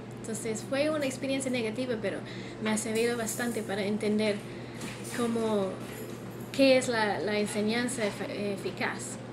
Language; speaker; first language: Spanish; non-native, fluent; English